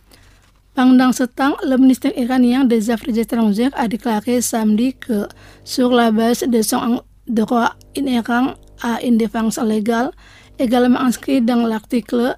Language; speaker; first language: French; non-native, fluent; Indonesian